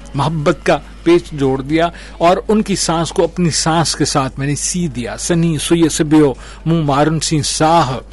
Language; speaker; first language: Urdu; non-native, local second language; Sindhi